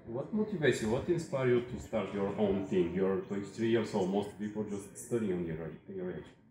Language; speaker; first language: English; non-native, fluent; Bulgarian